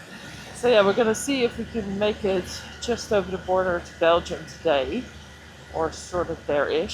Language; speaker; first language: English; non-native, fluent; Dutch